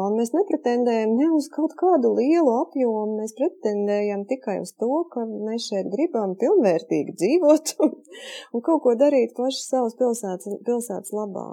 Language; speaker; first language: Latvian; native; Latvian